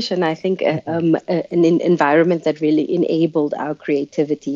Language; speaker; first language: English; non-native, local second language; Afrikaans